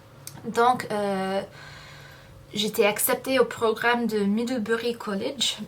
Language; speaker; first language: French; non-native, fluent; English